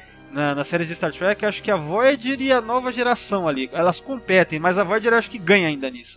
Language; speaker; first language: Portuguese; native; Portuguese